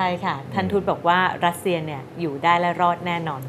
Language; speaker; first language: Thai; native; Thai